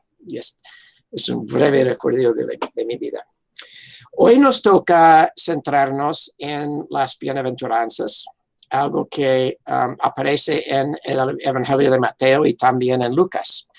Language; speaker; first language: Spanish; non-native, fluent; English